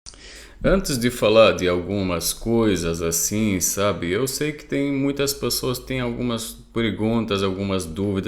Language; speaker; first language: Portuguese; non-native, fluent; Arabic